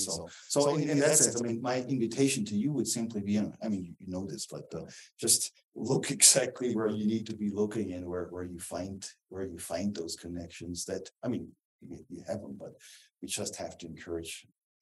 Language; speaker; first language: English; non-native, fluent; German